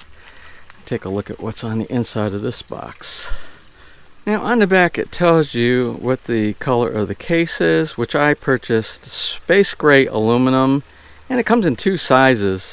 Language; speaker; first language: English; native; English